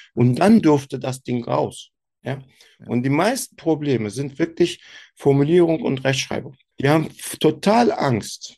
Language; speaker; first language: German; early bilingual, other home language; Turkish